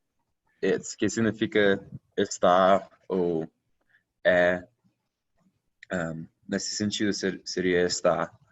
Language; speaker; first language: Portuguese; non-native, fluent; English